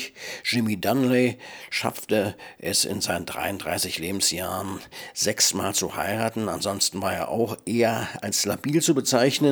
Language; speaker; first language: German; native; German